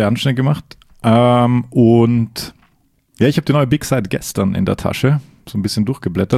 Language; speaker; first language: German; native; German